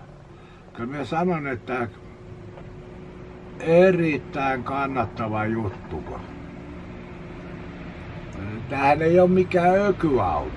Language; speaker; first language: Finnish; native; Finnish